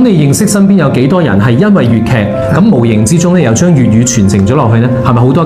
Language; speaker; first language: Cantonese; native; Cantonese